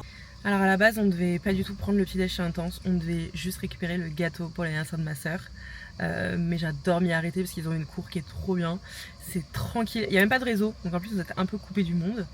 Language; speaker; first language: French; native; French